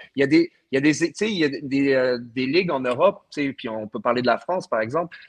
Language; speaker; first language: French; non-native, fluent; English